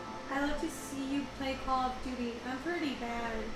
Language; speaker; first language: English; non-native, fluent; Spanish